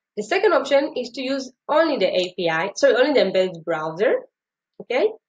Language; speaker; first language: English; non-native, fluent; Hebrew